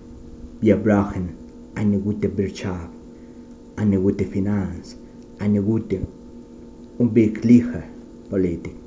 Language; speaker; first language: German; non-native, learner; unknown